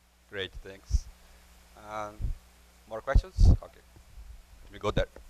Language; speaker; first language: English; non-native, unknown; Portuguese